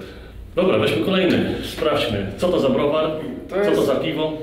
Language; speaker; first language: Polish; native; Polish